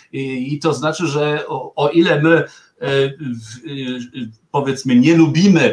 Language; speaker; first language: Polish; non-native, fluent; German